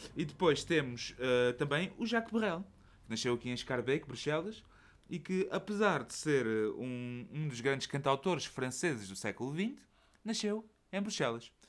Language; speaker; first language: Portuguese; native; Portuguese